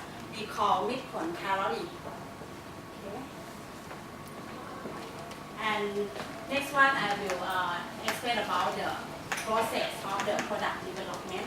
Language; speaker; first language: English; non-native, learner; Thai